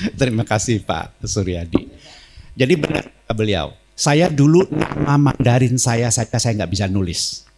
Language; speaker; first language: Indonesian; native; Indonesian